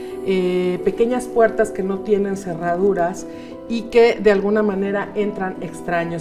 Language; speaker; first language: Spanish; native; Spanish